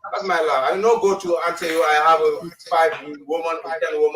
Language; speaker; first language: English; non-native, learner; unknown